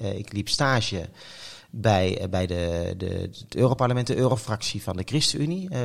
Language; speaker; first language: Dutch; native; Dutch